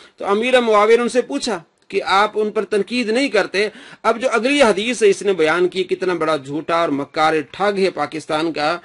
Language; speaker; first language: Urdu; non-native, local second language; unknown